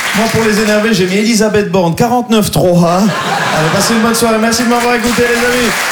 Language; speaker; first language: French; native; French